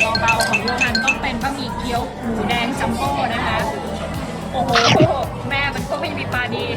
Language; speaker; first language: Thai; native; Thai